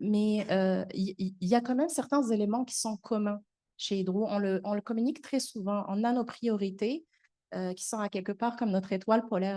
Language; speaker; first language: French; native; French